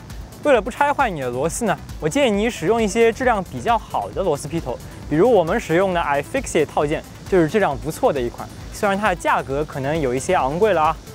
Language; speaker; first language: Chinese; native; Chinese